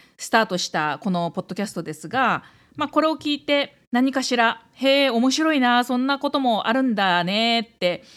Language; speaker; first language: Japanese; native; Japanese